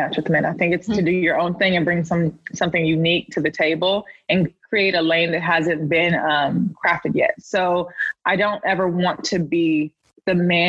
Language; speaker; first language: English; native; English